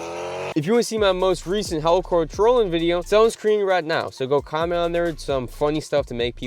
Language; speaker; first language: English; native; English